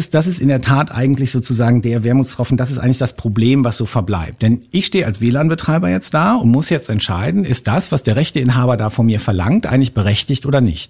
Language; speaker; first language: German; native; German